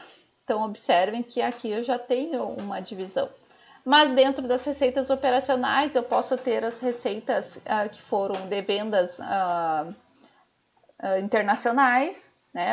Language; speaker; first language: Portuguese; native; Portuguese